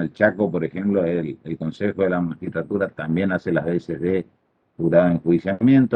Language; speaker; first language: Spanish; native; Spanish